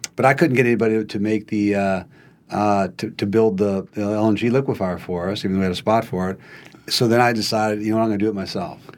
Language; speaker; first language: English; native; English